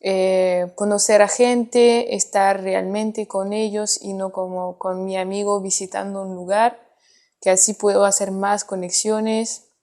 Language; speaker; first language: Spanish; non-native, fluent; French